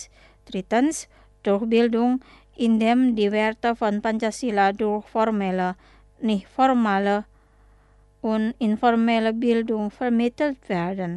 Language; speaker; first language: German; non-native, fluent; Indonesian